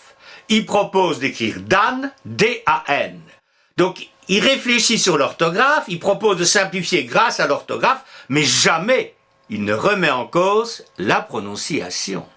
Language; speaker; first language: French; native; French